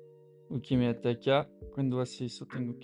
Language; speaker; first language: Spanish; non-native, learner; French